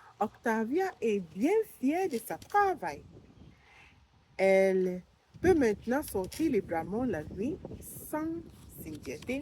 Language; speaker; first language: French; non-native, learner; English